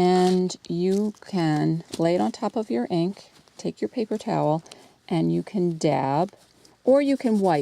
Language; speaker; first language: English; native; English